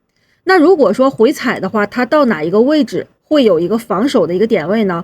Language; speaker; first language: Chinese; native; Chinese